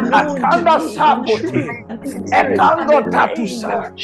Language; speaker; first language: English; non-native, local second language; Yoruba